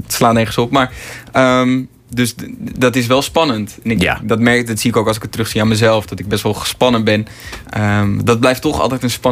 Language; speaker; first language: Dutch; native; Dutch